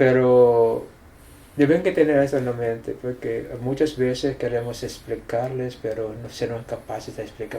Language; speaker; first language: Spanish; non-native, fluent; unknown